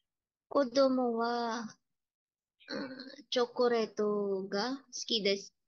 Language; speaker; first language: Japanese; non-native, learner; Filipino